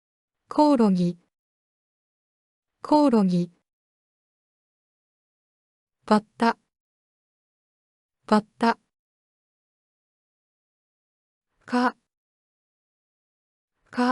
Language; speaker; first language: Japanese; native; Japanese